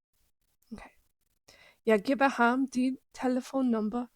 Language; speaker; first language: Danish; non-native, learner; English